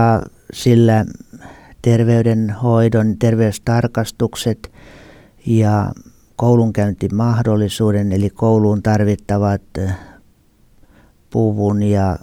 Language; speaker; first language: Finnish; native; Finnish